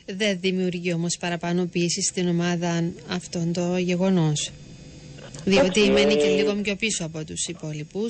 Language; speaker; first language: Greek; native; Greek